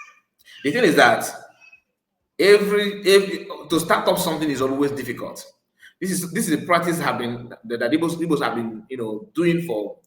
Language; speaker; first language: English; non-native, local second language; Igbo